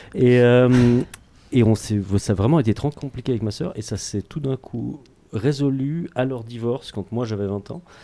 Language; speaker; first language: French; native; French